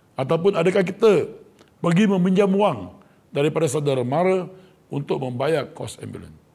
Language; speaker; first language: Malay; non-native, local second language; Chinese